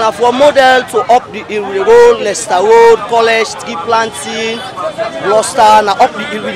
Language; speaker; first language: English; non-native, local second language; Krio